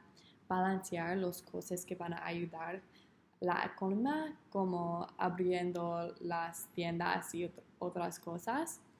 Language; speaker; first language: Spanish; non-native, learner; English